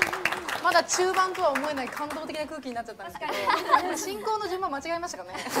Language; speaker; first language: Japanese; native; Japanese